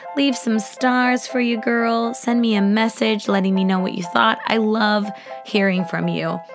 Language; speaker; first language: English; native; English